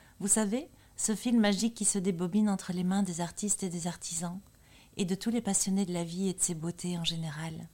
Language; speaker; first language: French; native; French